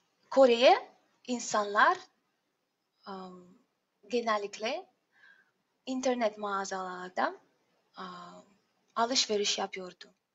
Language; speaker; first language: Turkish; non-native, learner; Russian